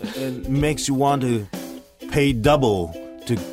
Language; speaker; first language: English; early bilingual, other home language; Japanese